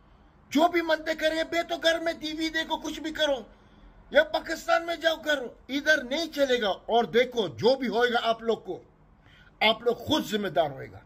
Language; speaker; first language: Hindi; non-native, learner; Arabic